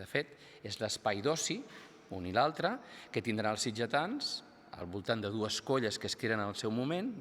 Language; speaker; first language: Catalan; native; Catalan